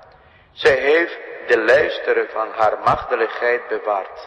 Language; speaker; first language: Dutch; non-native, fluent; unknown